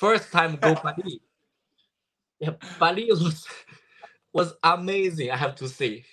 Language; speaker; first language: English; non-native, learner; Chinese